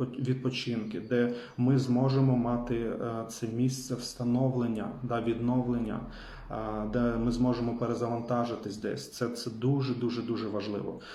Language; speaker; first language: Ukrainian; non-native, local second language; Russian